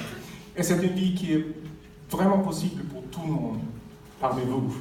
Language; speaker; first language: French; non-native, fluent; Swedish